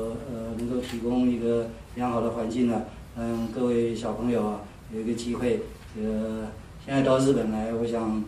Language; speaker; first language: Chinese; native; Chinese